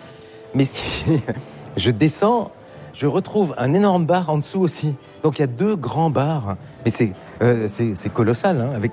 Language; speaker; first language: French; native; French